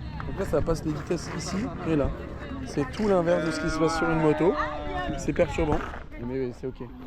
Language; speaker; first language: French; native; French